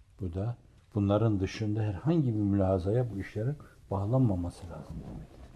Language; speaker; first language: Turkish; native; Turkish